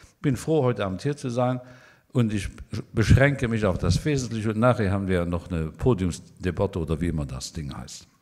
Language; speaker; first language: German; non-native, local second language; Luxembourgish